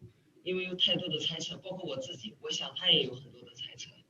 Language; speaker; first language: Chinese; native; Chinese